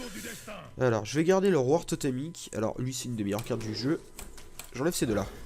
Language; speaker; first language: French; native; French